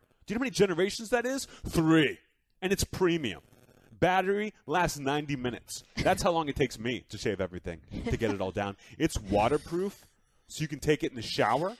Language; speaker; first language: English; native; English